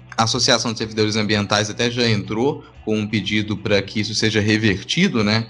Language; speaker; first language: Portuguese; native; Portuguese